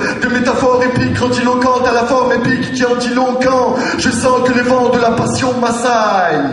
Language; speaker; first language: French; native; French